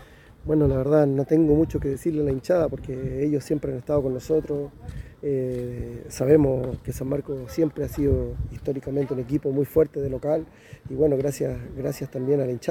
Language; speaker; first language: Spanish; native; Spanish